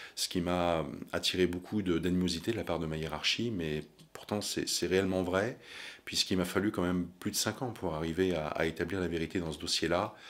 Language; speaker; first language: French; native; French